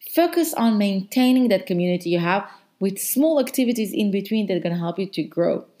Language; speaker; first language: English; non-native, fluent; Hebrew